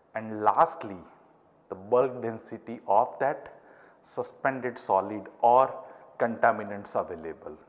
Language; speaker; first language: English; non-native, local second language; Gujarati